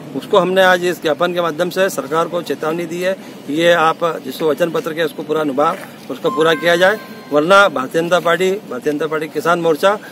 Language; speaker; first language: Hindi; native; Hindi